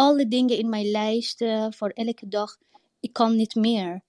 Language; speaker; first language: Dutch; non-native, learner; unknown